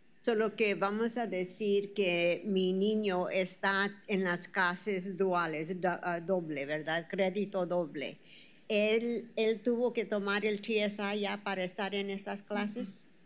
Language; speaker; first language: Spanish; early bilingual, heritage; Spanish